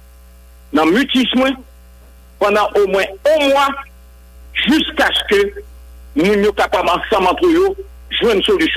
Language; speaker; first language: French; non-native, local second language; Haitian Creole